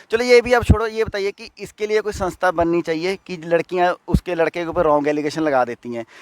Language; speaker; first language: Hindi; non-native, local second language; Punjabi